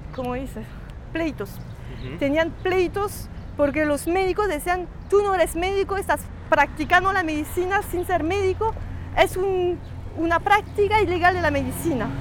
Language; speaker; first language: Spanish; non-native, fluent; French